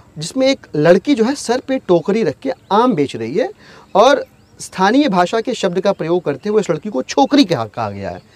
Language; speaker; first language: Hindi; native; Hindi